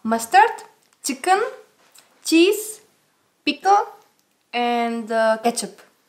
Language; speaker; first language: English; non-native, learner; Czech